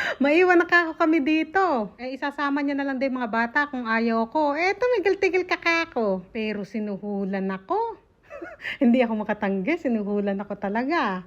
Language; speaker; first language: Filipino; native; Filipino